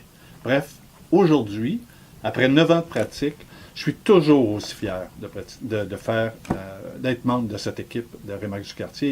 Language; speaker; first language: French; native; French